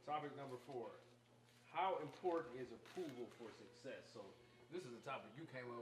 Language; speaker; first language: English; native; English